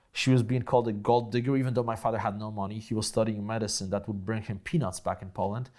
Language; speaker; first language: English; non-native, fluent; Polish